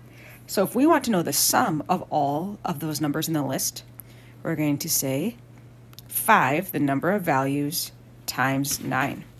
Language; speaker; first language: English; native; English